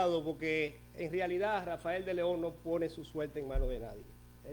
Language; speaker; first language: Spanish; native; Spanish